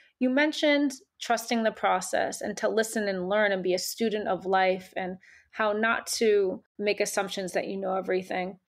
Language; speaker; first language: English; native; English